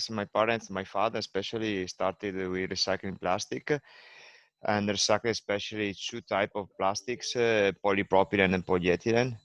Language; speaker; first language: English; non-native, learner; Italian